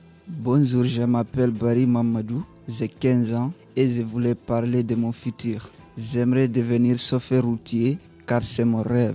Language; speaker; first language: French; non-native, learner; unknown